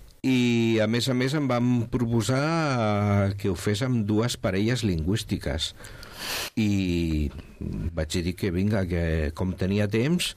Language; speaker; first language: Catalan; non-native, local second language; Spanish